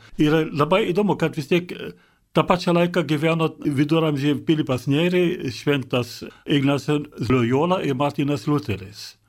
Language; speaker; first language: Lithuanian; non-native, fluent; German